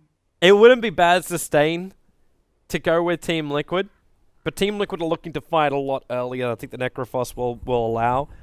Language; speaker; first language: English; native; English